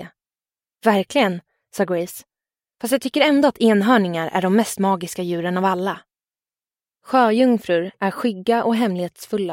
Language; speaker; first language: Swedish; native; Swedish